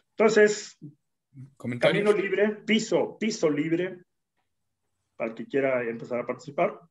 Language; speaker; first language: Spanish; native; Spanish